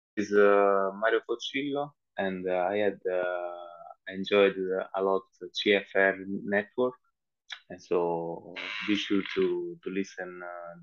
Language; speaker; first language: English; non-native, fluent; Italian